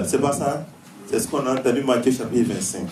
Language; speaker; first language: French; native; French